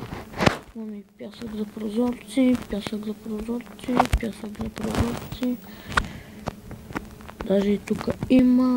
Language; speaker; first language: Bulgarian; native; Bulgarian